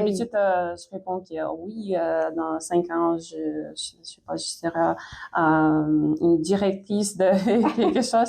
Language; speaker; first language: French; non-native, fluent; Ukrainian